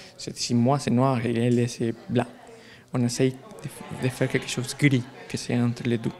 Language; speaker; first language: French; non-native, learner; Spanish